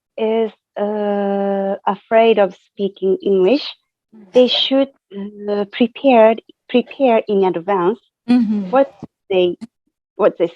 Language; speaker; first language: English; non-native, fluent; Japanese